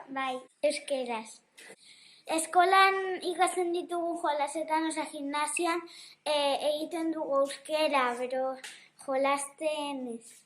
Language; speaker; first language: Basque; non-native, local second language; Spanish